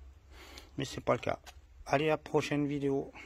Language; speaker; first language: French; native; French